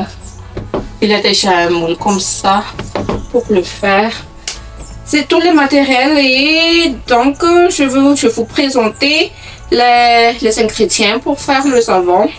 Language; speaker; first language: French; non-native, local second language; Malagasy